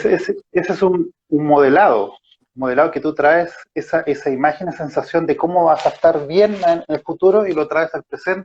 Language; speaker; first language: Spanish; native; Spanish